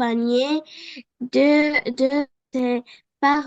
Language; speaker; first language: French; non-native, learner; Arabic